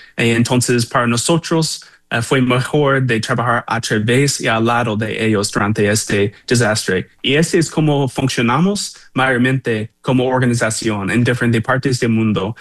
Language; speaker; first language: Spanish; non-native, learner; English